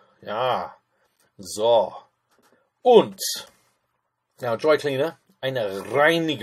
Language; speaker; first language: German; non-native, fluent; English